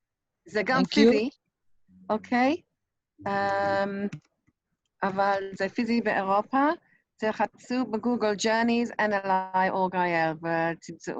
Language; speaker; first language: Hebrew; non-native, fluent; English